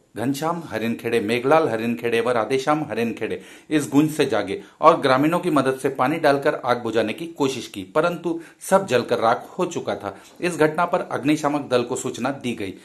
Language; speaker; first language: Hindi; non-native, local second language; Marathi